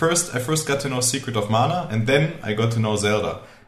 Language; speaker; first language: English; non-native, fluent; German